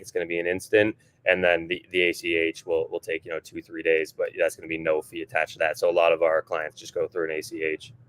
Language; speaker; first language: English; native; English